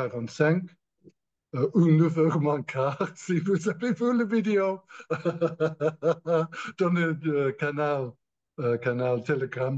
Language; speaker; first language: French; non-native, learner; English